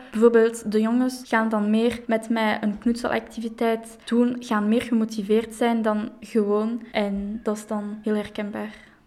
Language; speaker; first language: Dutch; non-native, local second language; French